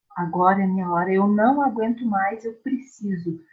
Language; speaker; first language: Portuguese; native; Portuguese